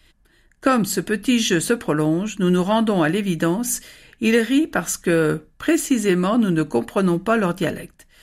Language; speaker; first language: French; native; French